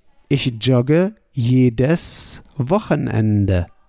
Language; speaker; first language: German; native; German